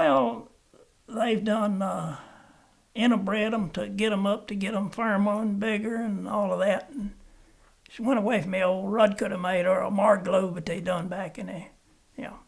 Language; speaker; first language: English; native; English